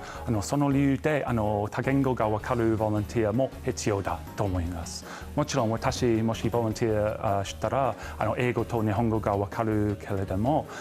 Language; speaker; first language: Japanese; non-native, fluent; English